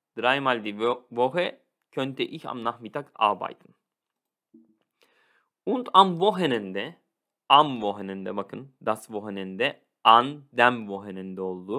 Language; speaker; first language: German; non-native, fluent; Turkish